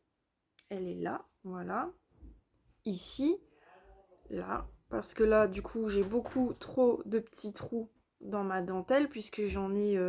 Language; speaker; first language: French; native; French